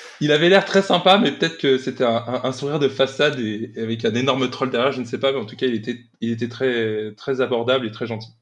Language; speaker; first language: French; native; French